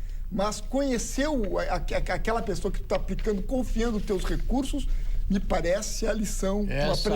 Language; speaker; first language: Portuguese; native; Portuguese